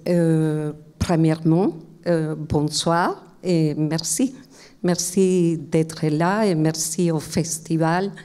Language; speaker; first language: French; non-native, fluent; Spanish